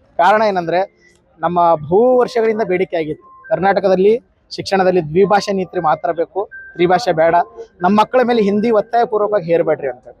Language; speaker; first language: Kannada; native; Kannada